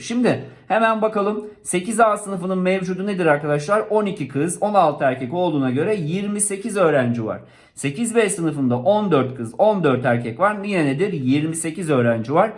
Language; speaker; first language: Turkish; native; Turkish